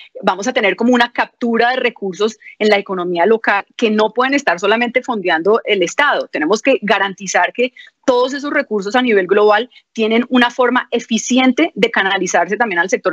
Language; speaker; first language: Spanish; native; Spanish